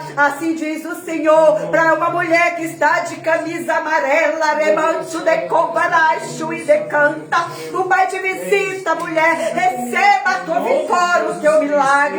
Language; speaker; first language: Portuguese; native; Portuguese